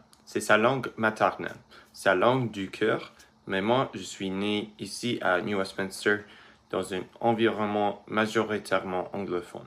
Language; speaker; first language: French; early bilingual, other home language; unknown